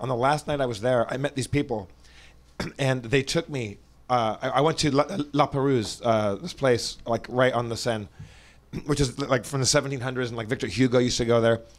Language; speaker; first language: English; native; English